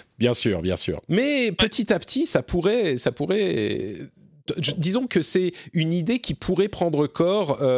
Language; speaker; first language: French; native; French